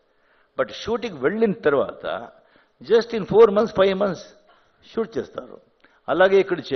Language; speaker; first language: Telugu; non-native, fluent; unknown